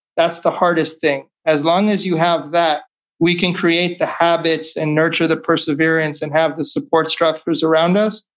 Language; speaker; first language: English; native; English